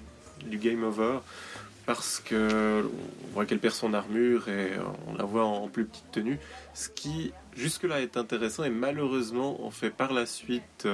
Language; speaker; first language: French; native; French